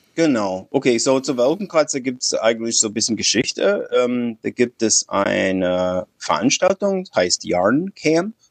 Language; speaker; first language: German; non-native, fluent; English